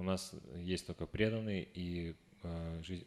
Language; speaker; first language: Russian; native; Russian